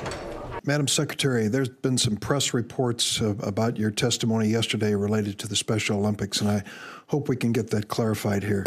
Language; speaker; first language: English; native; English